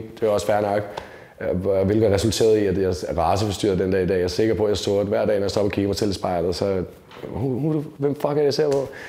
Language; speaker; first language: Danish; native; Danish